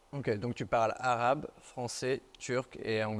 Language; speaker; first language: French; native; French